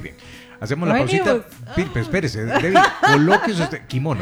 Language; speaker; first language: Spanish; native; Spanish